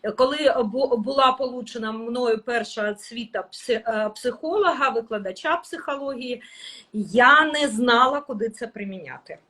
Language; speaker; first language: Ukrainian; non-native, local second language; Russian